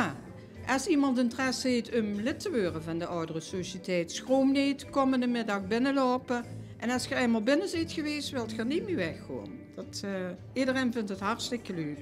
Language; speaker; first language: Dutch; native; Dutch